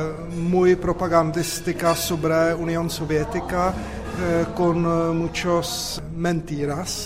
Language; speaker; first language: Spanish; non-native, fluent; Czech